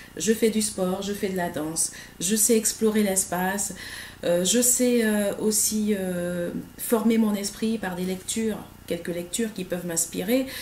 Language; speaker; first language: French; native; French